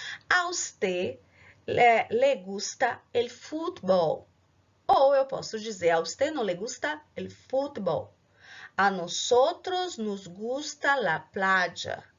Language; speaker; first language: Spanish; non-native, fluent; Portuguese